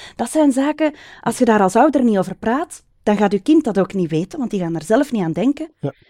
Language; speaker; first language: Dutch; native; Dutch